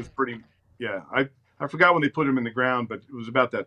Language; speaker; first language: English; native; English